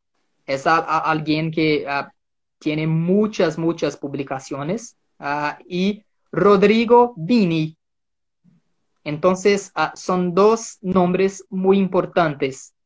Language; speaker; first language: Spanish; non-native, fluent; Portuguese